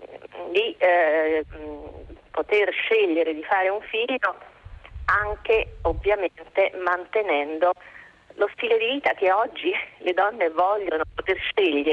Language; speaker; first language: Italian; native; Italian